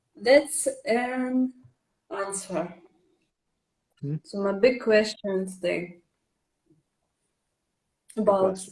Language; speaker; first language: English; non-native, learner; Russian